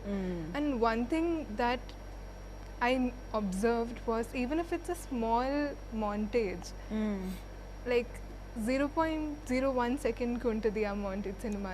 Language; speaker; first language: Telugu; non-native, fluent; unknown